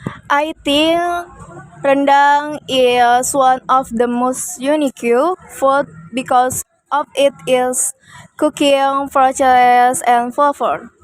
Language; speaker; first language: English; non-native, learner; Indonesian